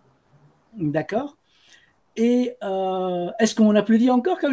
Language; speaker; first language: French; native; French